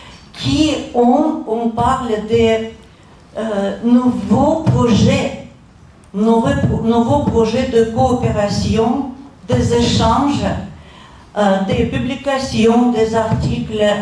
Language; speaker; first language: French; non-native, fluent; Russian